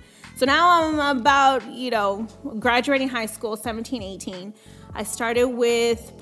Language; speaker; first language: English; early bilingual, other home language; Spanish